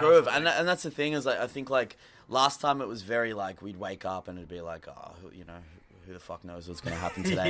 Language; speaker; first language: English; native; English